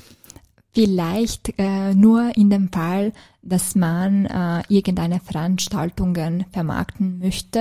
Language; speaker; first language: German; non-native, fluent; Serbian